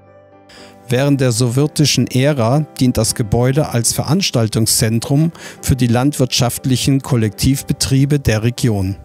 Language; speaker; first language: German; native; German